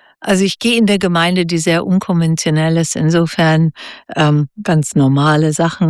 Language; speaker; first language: German; native; German